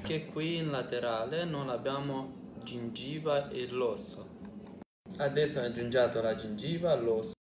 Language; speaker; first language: Italian; non-native, learner; Romanian